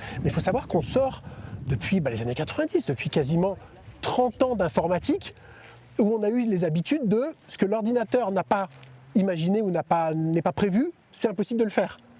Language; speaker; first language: French; native; French